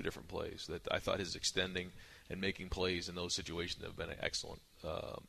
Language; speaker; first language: English; native; English